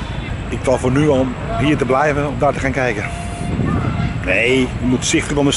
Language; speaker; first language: Dutch; non-native, fluent; Spanish